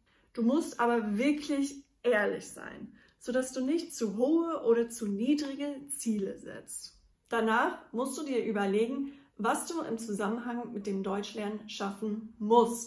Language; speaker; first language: German; non-native, fluent; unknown